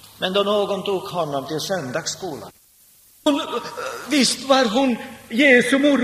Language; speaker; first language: Swedish; non-native, local second language; Finnish